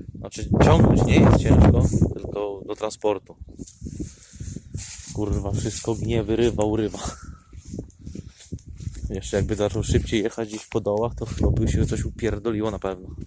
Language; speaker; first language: Polish; native; Polish